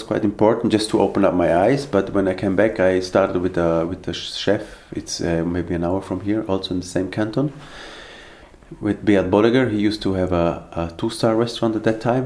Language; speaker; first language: English; non-native, fluent; Swiss German